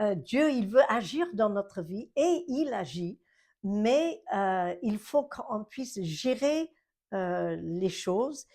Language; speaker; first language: French; non-native, fluent; English